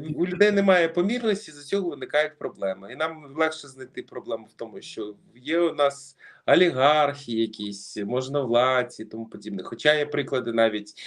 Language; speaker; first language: Ukrainian; non-native, local second language; Russian